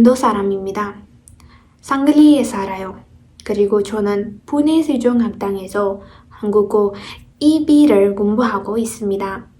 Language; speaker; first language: Korean; non-native, learner; Marathi